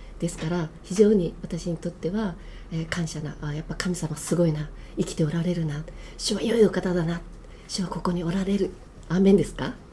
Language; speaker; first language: Japanese; native; Japanese